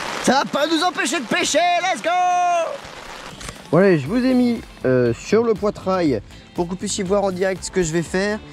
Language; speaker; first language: French; native; French